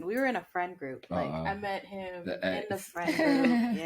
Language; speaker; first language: English; native; English